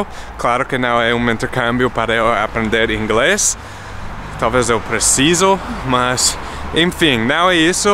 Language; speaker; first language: Portuguese; non-native, fluent; English